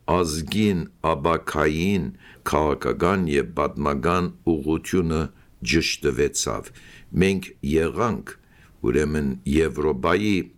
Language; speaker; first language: Armenian; early bilingual, heritage; Armenian